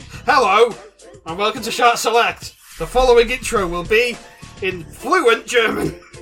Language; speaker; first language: English; native; English